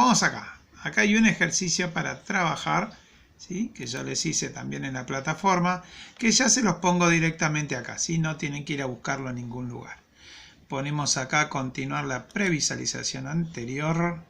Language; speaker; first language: Spanish; native; Spanish